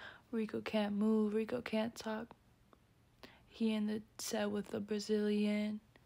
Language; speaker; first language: English; early bilingual, other home language; Spanish